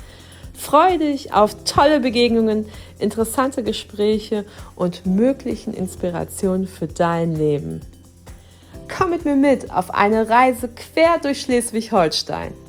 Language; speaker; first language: German; native; German